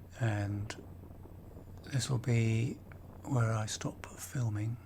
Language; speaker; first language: English; native; English